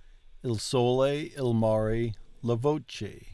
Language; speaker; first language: Italian; non-native, learner; English